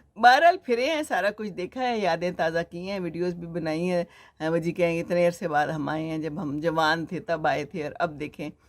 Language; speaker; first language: Urdu; native; Urdu